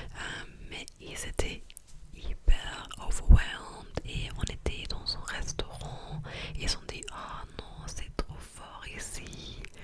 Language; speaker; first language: French; non-native, fluent; German